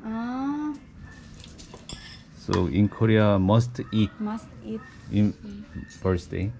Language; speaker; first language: English; non-native, learner; Korean